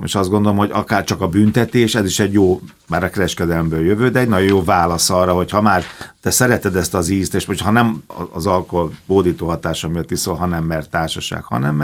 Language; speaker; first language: Hungarian; native; Hungarian